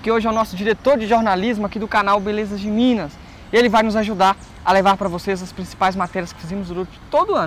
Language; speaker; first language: Portuguese; native; Portuguese